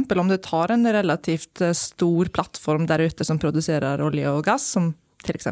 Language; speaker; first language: Norwegian; non-native, fluent; Icelandic